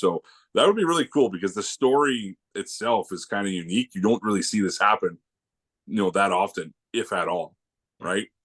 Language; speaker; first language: English; native; English